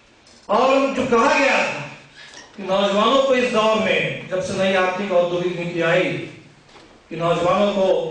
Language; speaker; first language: Hindi; native; Hindi